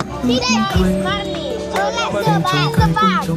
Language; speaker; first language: English; non-native, learner; Vietnamese